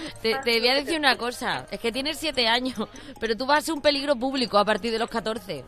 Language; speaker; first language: Spanish; native; Spanish